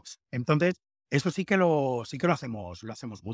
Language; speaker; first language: Spanish; native; Spanish